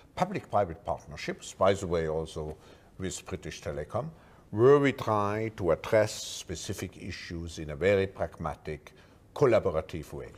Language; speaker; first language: English; non-native, fluent; German